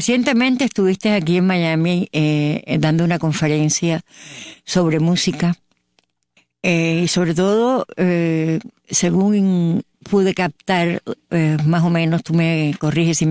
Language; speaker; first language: Spanish; native; Spanish